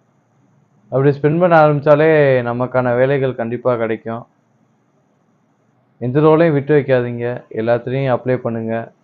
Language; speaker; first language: Tamil; native; Tamil